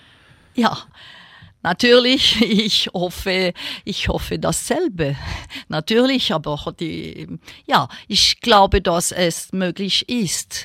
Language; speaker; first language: German; non-native, local second language; French